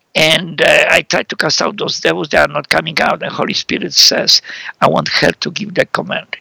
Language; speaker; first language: English; non-native, fluent; Polish